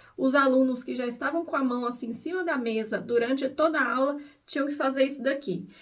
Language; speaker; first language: Portuguese; early bilingual, heritage; Portuguese